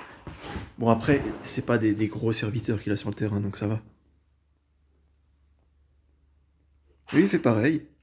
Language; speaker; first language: French; native; French